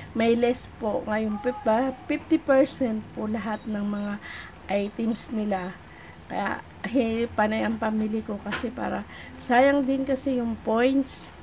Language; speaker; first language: Filipino; non-native, local second language; Bikol